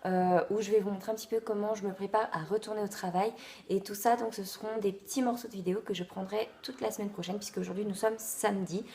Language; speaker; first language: French; native; French